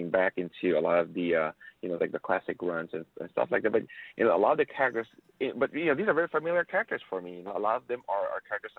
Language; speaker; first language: English; non-native, local second language; Filipino